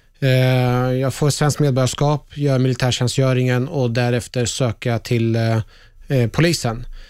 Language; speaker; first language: Swedish; early bilingual, other home language; Persian